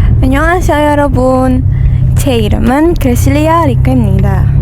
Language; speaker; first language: Korean; non-native, learner; Indonesian